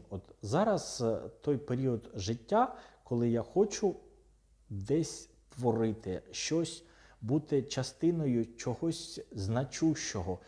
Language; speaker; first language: Ukrainian; non-native, local second language; Russian